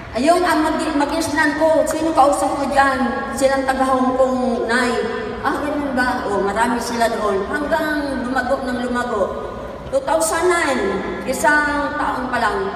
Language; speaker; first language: Filipino; non-native, local second language; Cebuano